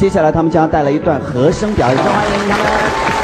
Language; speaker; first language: Chinese; native; Chinese